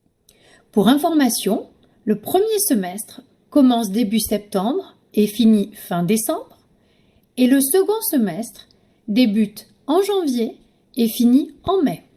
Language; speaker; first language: French; native; French